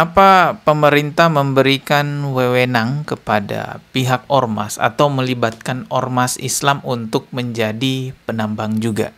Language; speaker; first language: Indonesian; native; Indonesian